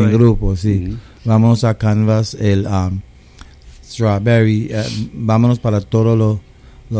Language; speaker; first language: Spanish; early bilingual, heritage; Spanish